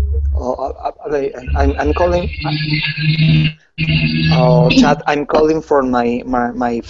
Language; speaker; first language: English; non-native, learner; Spanish